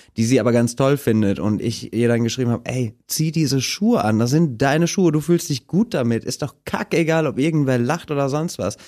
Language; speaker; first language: German; native; German